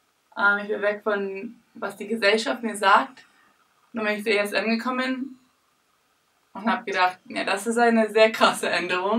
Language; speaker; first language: German; non-native, learner; English